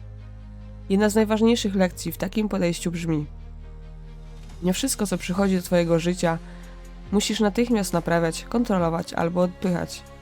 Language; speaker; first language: Polish; native; Polish